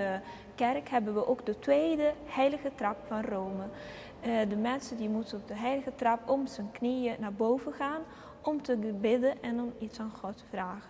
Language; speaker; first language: Dutch; early bilingual, heritage; Italian